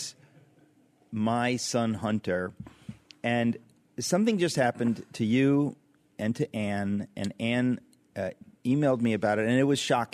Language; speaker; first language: English; native; English